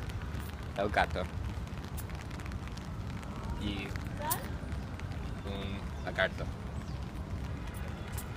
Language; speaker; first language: Spanish; non-native, learner; English